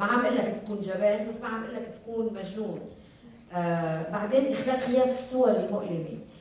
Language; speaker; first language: Arabic; early bilingual, heritage; Arabic